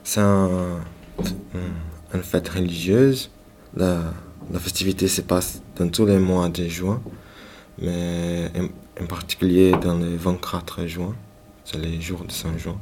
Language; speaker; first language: French; non-native, learner; Portuguese